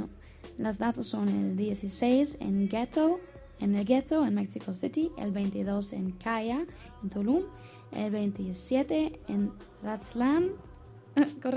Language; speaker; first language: Spanish; non-native, learner; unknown